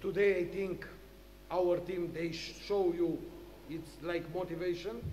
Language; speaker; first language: English; non-native, learner; Romanian